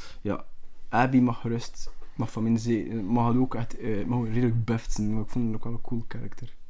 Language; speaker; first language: Dutch; native; Dutch